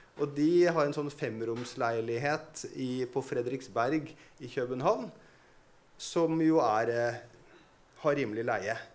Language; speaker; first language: Norwegian; native; Norwegian